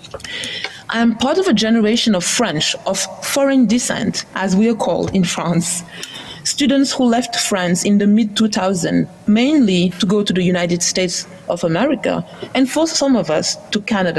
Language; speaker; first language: English; non-native, fluent; Wolof